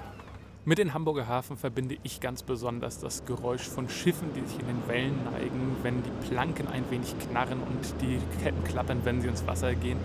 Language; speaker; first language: German; native; German